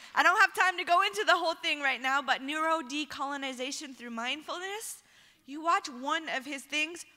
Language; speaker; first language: English; native; English